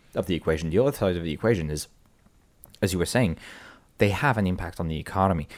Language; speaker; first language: English; non-native, fluent; French